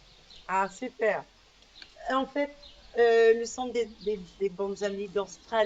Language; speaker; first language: French; non-native, learner; English